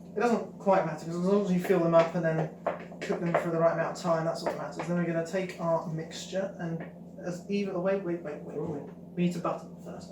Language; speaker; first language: English; native; English